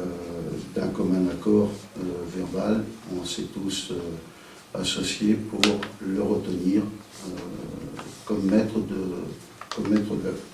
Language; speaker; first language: French; native; French